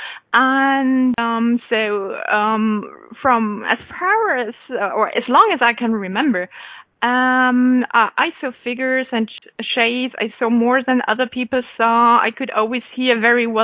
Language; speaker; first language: English; non-native, fluent; German